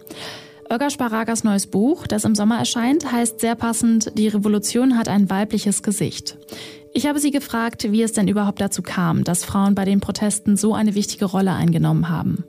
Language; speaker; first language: German; native; German